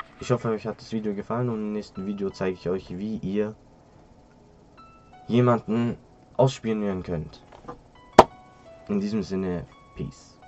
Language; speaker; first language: German; native; German